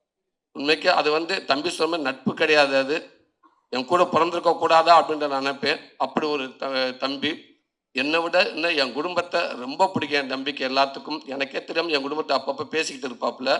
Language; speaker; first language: Tamil; native; Tamil